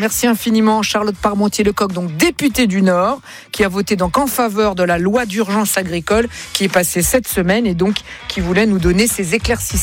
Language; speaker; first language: French; native; French